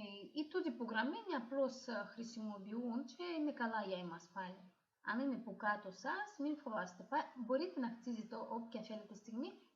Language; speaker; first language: Greek; non-native, fluent; Ukrainian